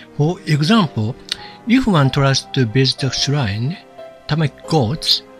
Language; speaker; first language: English; non-native, fluent; Japanese